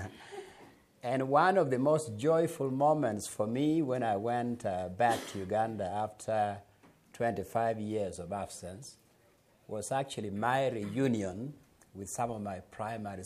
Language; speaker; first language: English; non-native, local second language; Acoli